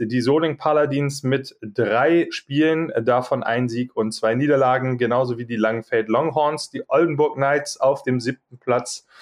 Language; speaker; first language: German; native; German